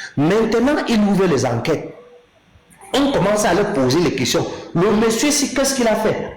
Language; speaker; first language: French; non-native, local second language; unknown